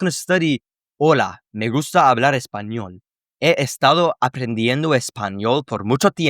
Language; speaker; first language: Spanish; non-native, fluent; English